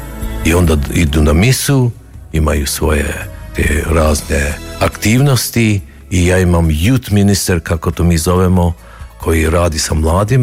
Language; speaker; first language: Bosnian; early bilingual, heritage; Croatian